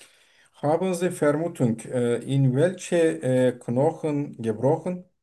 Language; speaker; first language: German; non-native, fluent; Turkish